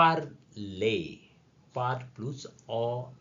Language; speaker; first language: French; non-native, learner; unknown